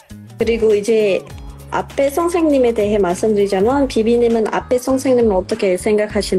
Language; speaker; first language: Korean; non-native, local second language; Indonesian